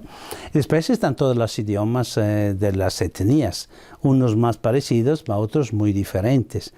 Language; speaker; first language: Spanish; non-native, fluent; Italian